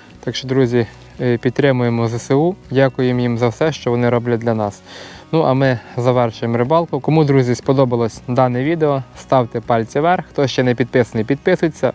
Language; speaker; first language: Ukrainian; native; Ukrainian